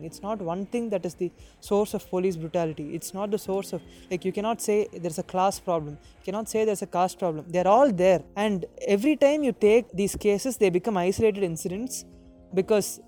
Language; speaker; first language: English; non-native, local second language; Tamil